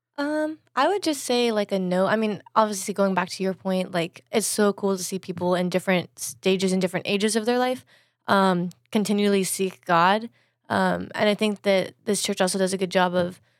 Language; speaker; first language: English; native; English